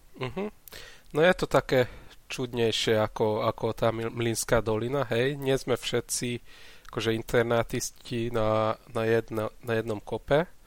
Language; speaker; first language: Slovak; non-native, local second language; Hungarian